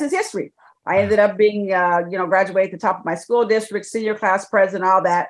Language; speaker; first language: English; native; English